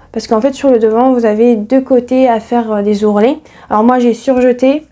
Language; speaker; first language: French; native; French